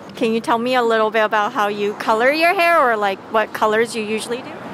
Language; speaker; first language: English; native; English